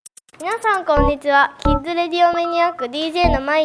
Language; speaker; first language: Japanese; native; Japanese